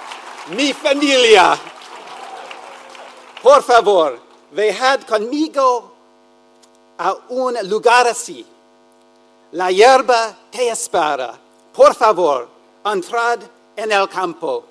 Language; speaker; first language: Spanish; non-native, learner; English